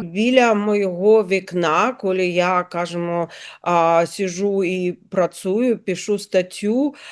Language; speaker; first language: Ukrainian; non-native, learner; Russian